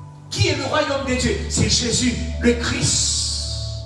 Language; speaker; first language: French; non-native, local second language; Morisyen